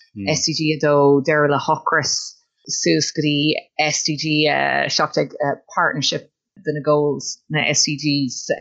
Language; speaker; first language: Irish; non-native, local second language; English